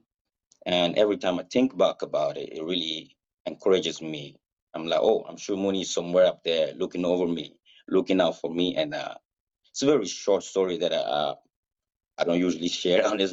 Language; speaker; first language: English; non-native, fluent; Mossi